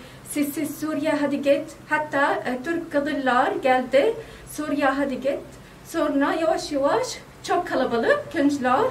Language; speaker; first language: Turkish; non-native, learner; Arabic